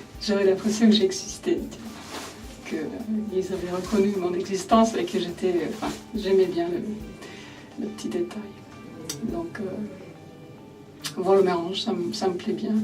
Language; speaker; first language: French; non-native, fluent; Finnish